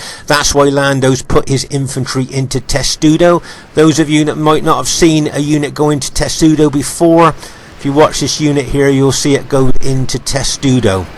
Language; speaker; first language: English; native; English